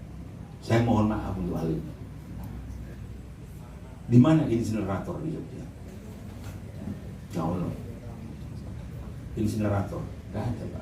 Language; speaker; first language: Indonesian; non-native, local second language; Javanese